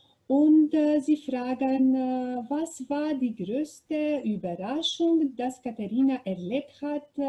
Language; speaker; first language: German; non-native, learner; Macedonian